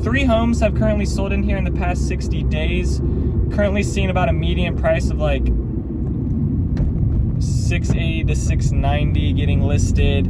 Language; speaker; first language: English; native; English